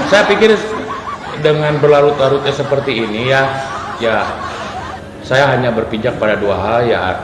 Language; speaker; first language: Indonesian; native; Indonesian